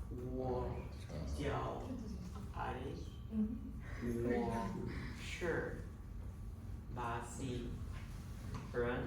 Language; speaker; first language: Chinese; non-native, learner; Portuguese